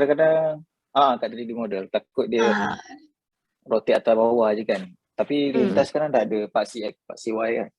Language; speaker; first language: Malay; native; Malay